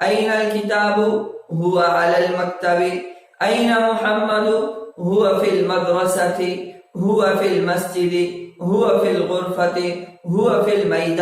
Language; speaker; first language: Arabic; non-native, fluent; Urdu